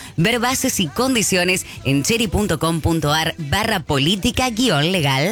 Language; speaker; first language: Spanish; native; Spanish